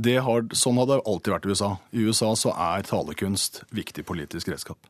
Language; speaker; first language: Norwegian; native; Norwegian